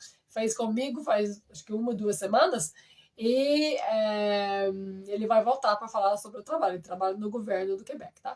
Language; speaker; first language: Portuguese; non-native, fluent; French